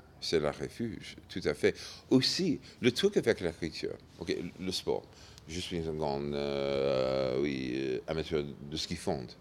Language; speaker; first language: French; non-native, fluent; English